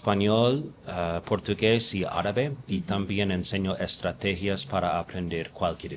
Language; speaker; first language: Spanish; non-native, fluent; English